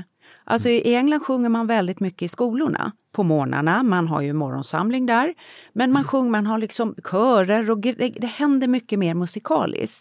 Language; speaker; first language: Swedish; native; Swedish